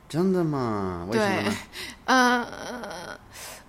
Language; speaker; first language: Chinese; non-native, learner; English